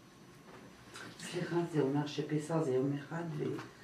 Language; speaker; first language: Hebrew; non-native, learner; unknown